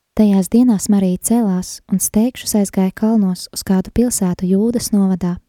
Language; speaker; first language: Latvian; native; Latvian